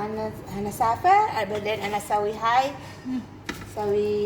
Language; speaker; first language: Arabic; non-native, learner; Cebuano